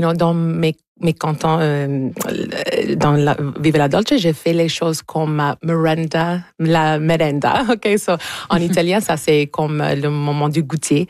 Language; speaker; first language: French; non-native, local second language; English